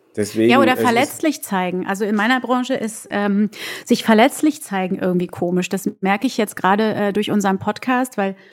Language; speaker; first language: German; early bilingual, other home language; Portuguese